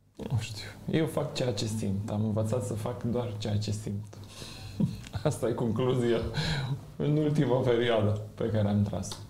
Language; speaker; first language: Romanian; non-native, fluent; Macedonian